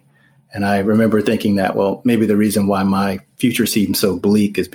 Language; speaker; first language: English; native; English